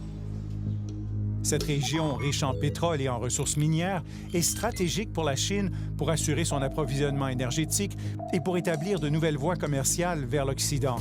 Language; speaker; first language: French; native; French